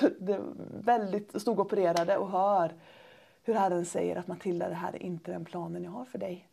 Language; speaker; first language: Swedish; native; Swedish